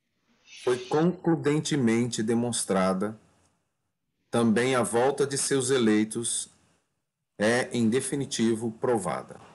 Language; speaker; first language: Portuguese; native; Portuguese